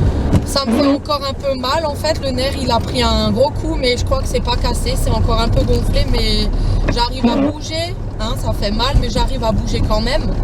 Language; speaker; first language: French; native; French